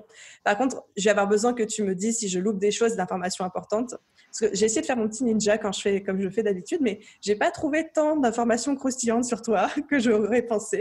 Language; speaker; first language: French; native; French